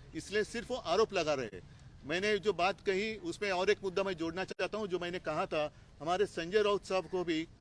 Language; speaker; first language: Hindi; non-native, local second language; Marathi